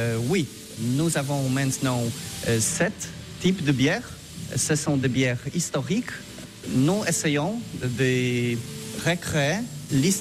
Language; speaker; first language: French; non-native, learner; Polish